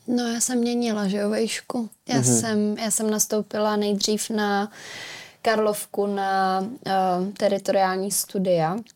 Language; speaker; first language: Czech; native; Czech